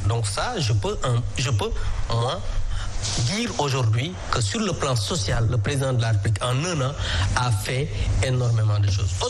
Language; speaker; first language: French; non-native, local second language; Wolof